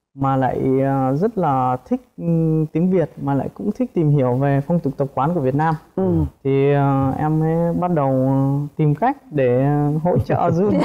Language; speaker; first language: Vietnamese; early bilingual, heritage; Ukrainian